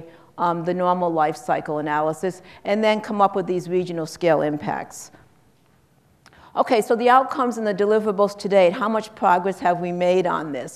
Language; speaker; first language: English; native; English